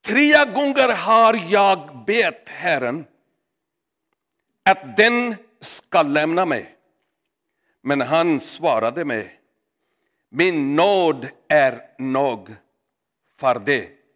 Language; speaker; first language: Swedish; non-native, learner; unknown